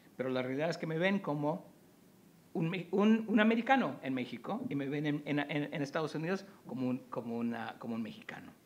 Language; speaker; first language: Spanish; early bilingual, heritage; Spanish